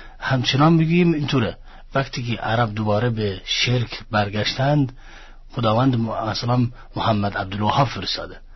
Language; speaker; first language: Persian; non-native, fluent; Arabic